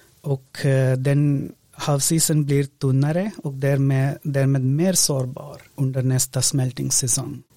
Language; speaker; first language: Swedish; non-native, fluent; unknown